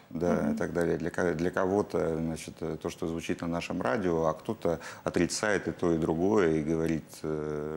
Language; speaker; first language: Russian; native; Russian